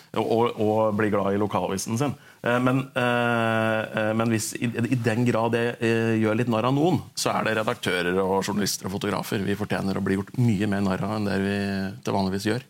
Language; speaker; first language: Norwegian; native; Norwegian